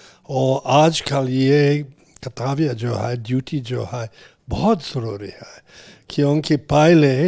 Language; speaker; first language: Hindi; non-native, fluent; English